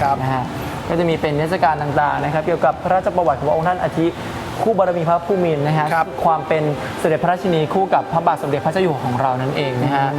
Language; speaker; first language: Thai; native; Thai